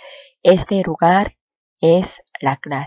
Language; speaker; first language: Spanish; non-native, fluent; Korean